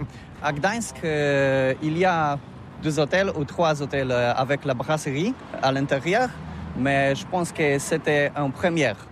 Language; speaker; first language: French; non-native, learner; Polish